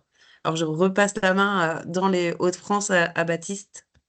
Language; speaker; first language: French; native; French